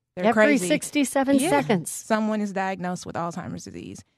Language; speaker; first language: English; native; English